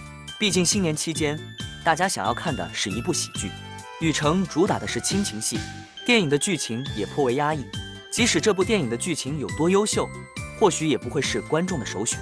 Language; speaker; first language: Chinese; native; Chinese